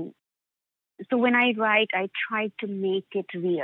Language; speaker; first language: English; non-native, local second language; Bangla